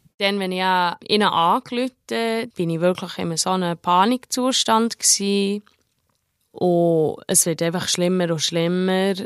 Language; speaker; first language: German; early bilingual, heritage; German